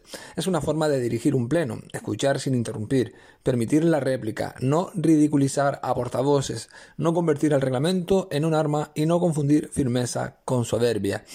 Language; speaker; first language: Spanish; native; Spanish